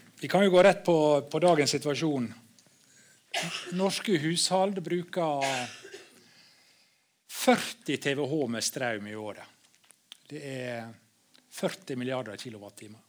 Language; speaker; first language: Norwegian; native; Norwegian